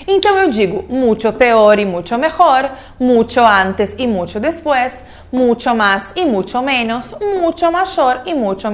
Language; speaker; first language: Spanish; non-native, fluent; Portuguese